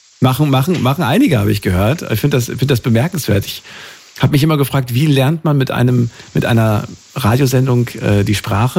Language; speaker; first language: German; native; German